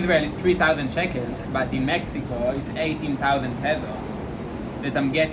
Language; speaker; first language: English; non-native, fluent; Hebrew